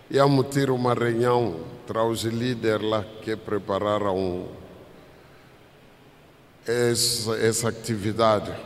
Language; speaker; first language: Portuguese; non-native, fluent; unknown